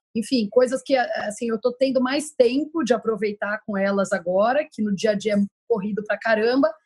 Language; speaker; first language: Portuguese; native; Portuguese